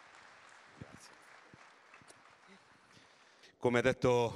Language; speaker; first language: Italian; native; Italian